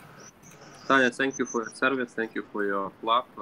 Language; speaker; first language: English; non-native, learner; Ukrainian